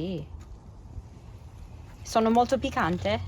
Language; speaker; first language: Italian; early bilingual, heritage; Italian